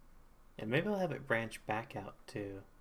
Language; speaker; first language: English; native; English